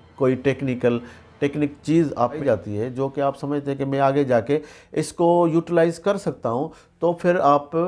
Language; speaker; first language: Urdu; non-native, local second language; Sindhi